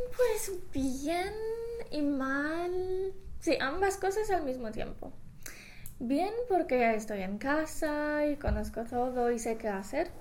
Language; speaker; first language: Spanish; non-native, fluent; Polish